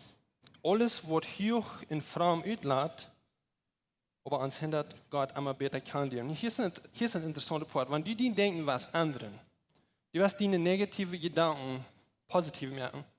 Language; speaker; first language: German; non-native, learner; Plautdietsch